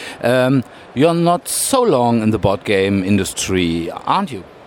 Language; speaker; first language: English; non-native, fluent; German